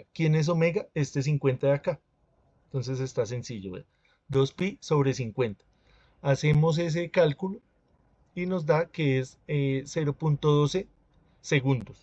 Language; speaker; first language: Spanish; native; Spanish